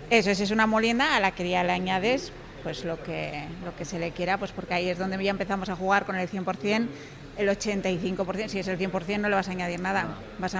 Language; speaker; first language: Spanish; native; Spanish